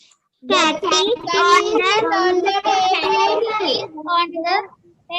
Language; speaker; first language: English; non-native, learner; Sinhala